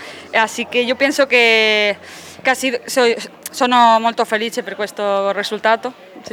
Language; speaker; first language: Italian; non-native, learner; Spanish